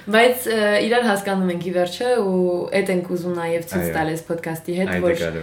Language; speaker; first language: Armenian; early bilingual, heritage; Armenian